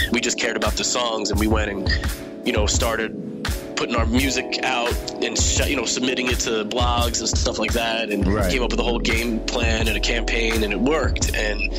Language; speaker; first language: English; native; English